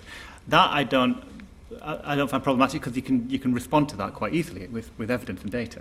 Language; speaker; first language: English; native; English